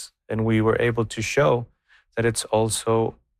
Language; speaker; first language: English; non-native, fluent; Spanish